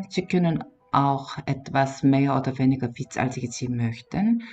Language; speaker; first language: German; non-native, learner; Korean